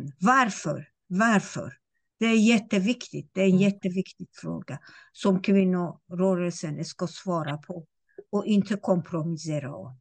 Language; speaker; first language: Swedish; non-native, fluent; Persian